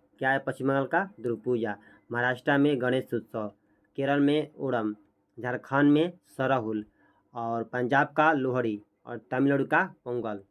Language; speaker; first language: Hindi; native; Hindi